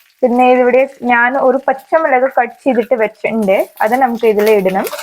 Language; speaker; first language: Malayalam; non-native, learner; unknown